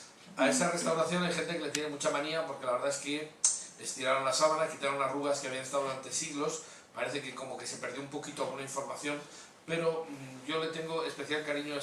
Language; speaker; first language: Spanish; native; Spanish